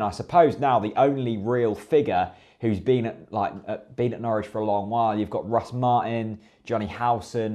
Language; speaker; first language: English; native; English